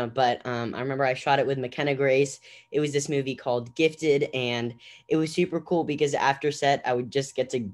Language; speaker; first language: English; native; English